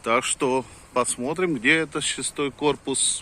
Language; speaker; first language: Russian; non-native, fluent; Hindi